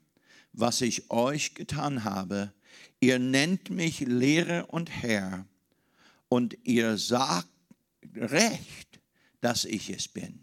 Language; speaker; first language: German; non-native, fluent; English